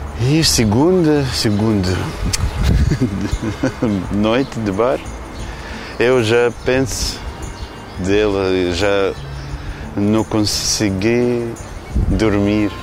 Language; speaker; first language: Portuguese; non-native, learner; Russian